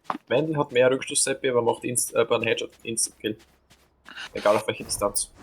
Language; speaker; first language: German; native; German